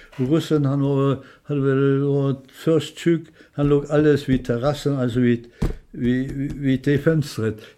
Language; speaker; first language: Swedish; non-native, fluent; German